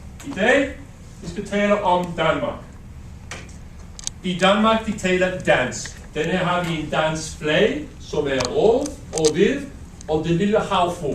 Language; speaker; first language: Danish; non-native, learner; English